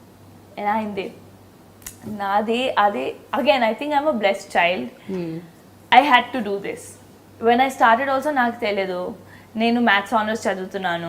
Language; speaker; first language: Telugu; non-native, fluent; Hindi